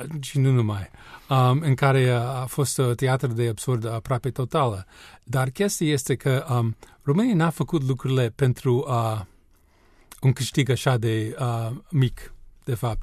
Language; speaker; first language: Romanian; non-native, learner; English